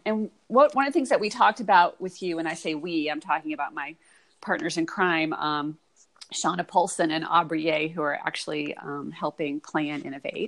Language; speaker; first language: English; native; English